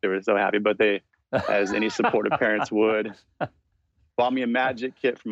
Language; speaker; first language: English; native; English